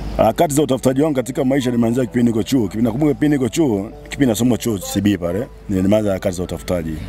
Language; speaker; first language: Swahili; non-native, local second language; Sukuma